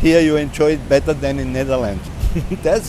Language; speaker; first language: English; non-native, learner; German